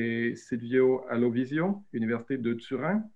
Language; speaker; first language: French; native; French